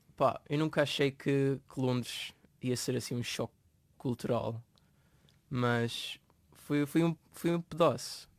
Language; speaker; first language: Portuguese; native; Portuguese